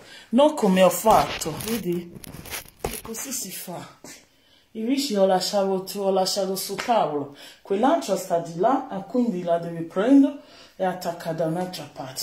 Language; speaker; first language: Italian; non-native, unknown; Bini